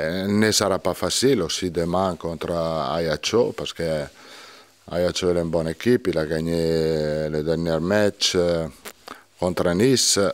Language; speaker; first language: French; non-native, learner; Italian